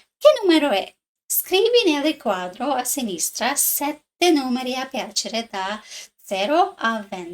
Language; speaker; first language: Italian; non-native, learner; English